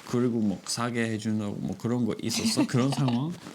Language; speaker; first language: Korean; non-native, learner; English